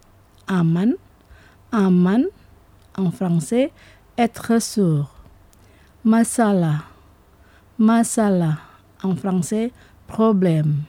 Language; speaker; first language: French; non-native, fluent; Indonesian